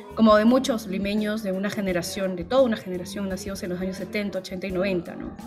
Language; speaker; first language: Spanish; native; Spanish